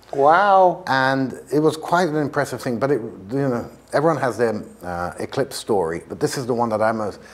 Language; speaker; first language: English; native; English